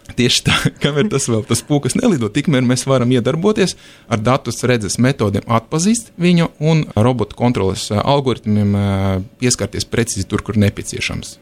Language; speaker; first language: Latvian; non-native, local second language; Russian